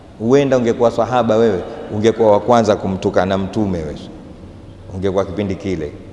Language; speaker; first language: Swahili; native; Swahili